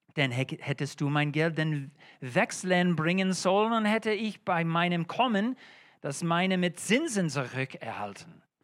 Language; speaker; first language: German; non-native, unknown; English